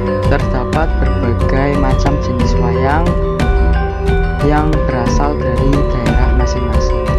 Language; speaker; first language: Indonesian; native; Indonesian